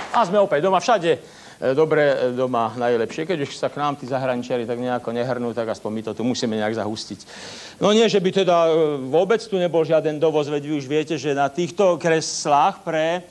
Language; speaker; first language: Slovak; native; Slovak